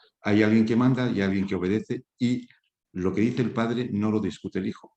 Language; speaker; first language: Spanish; native; Spanish